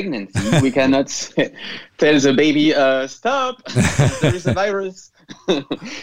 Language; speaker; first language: English; non-native, fluent; French